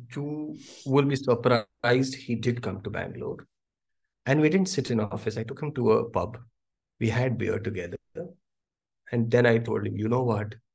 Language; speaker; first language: English; non-native, local second language; Hindi